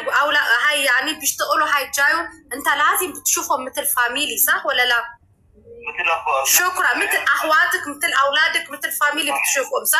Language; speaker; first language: Arabic; non-native, learner; Amharic